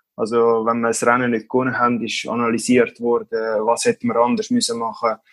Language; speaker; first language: German; native; German